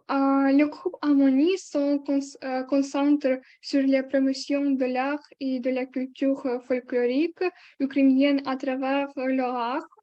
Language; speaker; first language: French; non-native, learner; Ukrainian